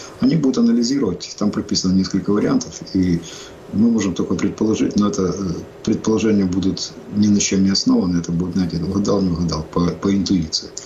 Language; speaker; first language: Russian; non-native, local second language; Ukrainian